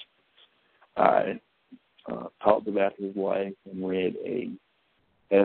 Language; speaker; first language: English; native; English